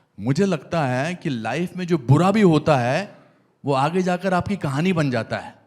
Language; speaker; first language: Hindi; native; Hindi